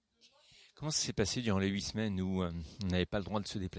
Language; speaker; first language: French; native; French